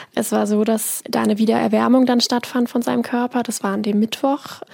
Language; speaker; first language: German; native; German